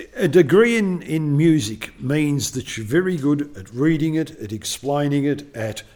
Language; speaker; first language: English; native; English